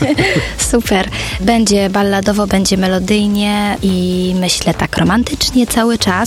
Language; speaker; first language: Polish; native; Polish